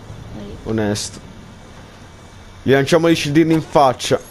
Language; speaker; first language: Italian; native; Italian